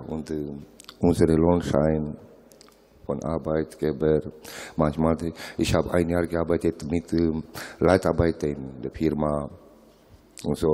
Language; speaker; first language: German; non-native, learner; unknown